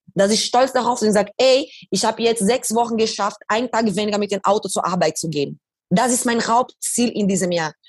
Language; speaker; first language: German; non-native, fluent; Portuguese